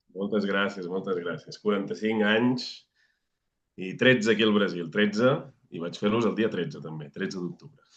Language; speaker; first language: Catalan; native; Catalan